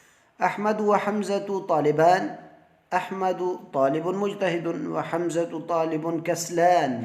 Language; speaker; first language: Arabic; non-native, fluent; Urdu